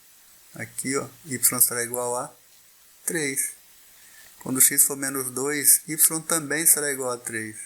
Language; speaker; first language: Portuguese; native; Portuguese